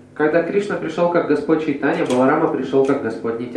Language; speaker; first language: Russian; native; Russian